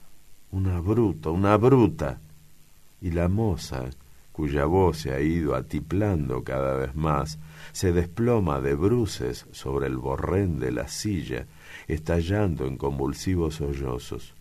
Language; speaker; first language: Spanish; native; Spanish